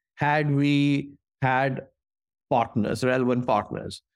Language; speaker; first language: English; non-native, local second language; Hindi